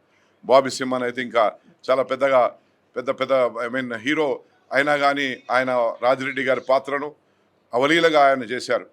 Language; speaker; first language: Telugu; native; Telugu